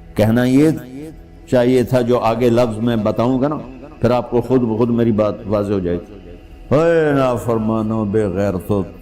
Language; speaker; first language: Urdu; non-native, local second language; Punjabi